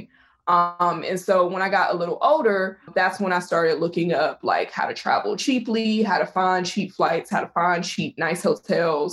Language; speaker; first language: English; native; English